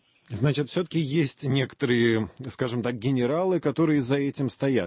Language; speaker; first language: Russian; native; Russian